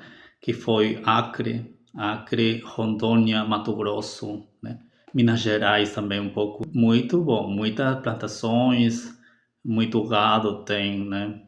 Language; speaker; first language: Portuguese; non-native, fluent; Spanish